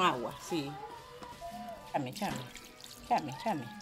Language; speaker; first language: Spanish; native; Spanish